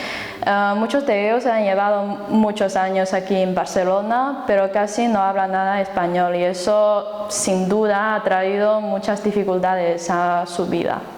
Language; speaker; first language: Spanish; non-native, fluent; Chinese